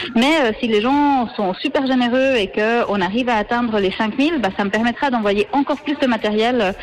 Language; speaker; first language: French; early bilingual, other home language; Spanish